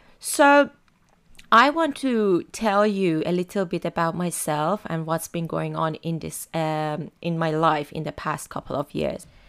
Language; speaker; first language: English; non-native, fluent; Persian